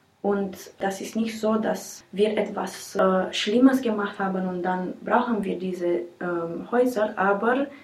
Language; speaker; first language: German; non-native, learner; Romanian